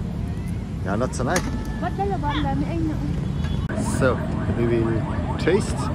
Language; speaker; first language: English; non-native, learner; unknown